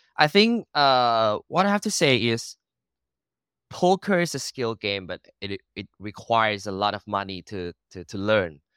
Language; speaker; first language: English; non-native, learner; Thai